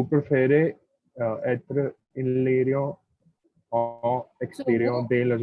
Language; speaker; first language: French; non-native, learner; Hindi